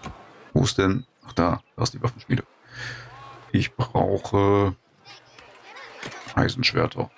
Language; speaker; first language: German; native; German